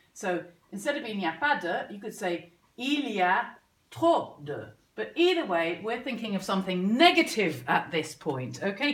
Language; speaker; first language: English; native; English